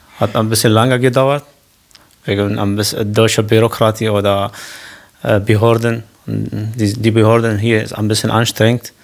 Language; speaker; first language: German; non-native, learner; Kurdish